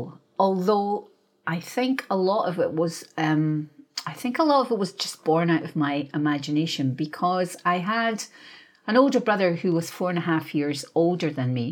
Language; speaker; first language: English; native; English